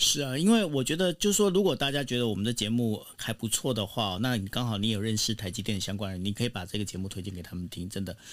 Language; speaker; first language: Chinese; native; Chinese